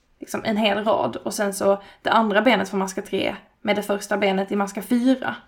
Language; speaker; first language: Swedish; native; Swedish